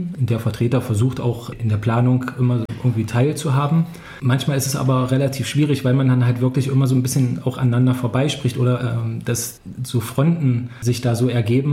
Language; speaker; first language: German; native; German